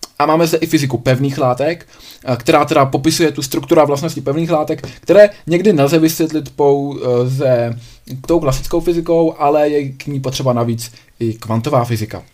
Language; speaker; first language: Czech; native; Czech